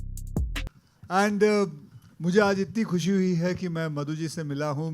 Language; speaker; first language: Hindi; native; Hindi